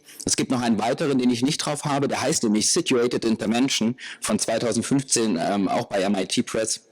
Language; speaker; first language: German; native; German